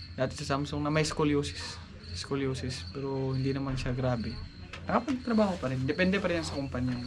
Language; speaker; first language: Filipino; non-native, local second language; Cebuano